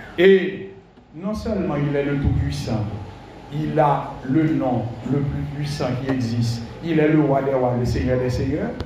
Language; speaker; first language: French; non-native, local second language; Haitian Creole